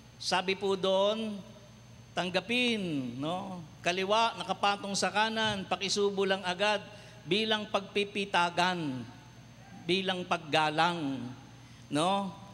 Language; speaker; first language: Filipino; non-native, local second language; Cebuano